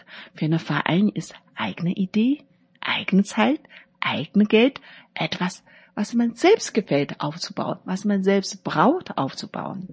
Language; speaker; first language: German; non-native, learner; Chinese